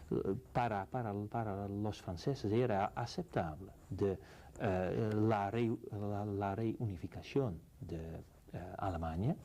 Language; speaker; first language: Spanish; non-native, fluent; Dutch